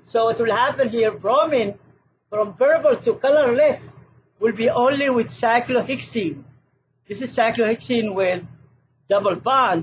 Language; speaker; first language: English; non-native, fluent; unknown